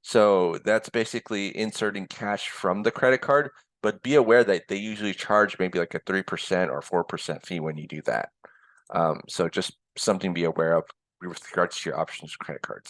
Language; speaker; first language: English; early bilingual, other home language; Korean